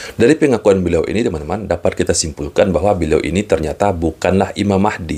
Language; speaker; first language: Indonesian; native; Indonesian